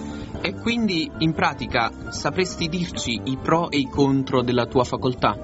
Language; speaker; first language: Italian; native; Italian